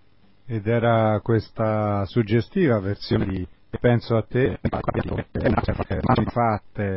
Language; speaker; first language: Italian; native; Italian